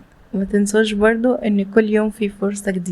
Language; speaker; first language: Arabic; native; Arabic